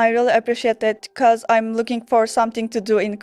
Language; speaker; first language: English; non-native, learner; Turkish